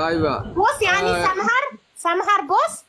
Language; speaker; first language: Arabic; non-native, fluent; Amharic